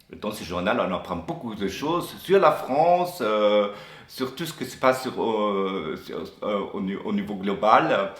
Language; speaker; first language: French; non-native, fluent; German